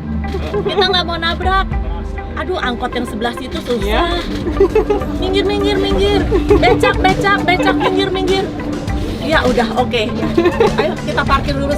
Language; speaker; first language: Indonesian; native; Indonesian